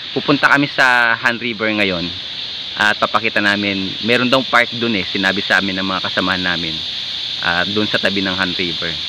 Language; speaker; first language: Filipino; native; Filipino